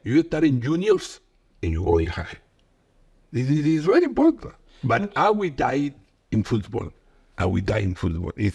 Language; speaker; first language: English; non-native, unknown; Spanish